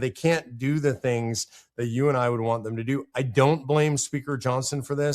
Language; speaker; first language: English; native; English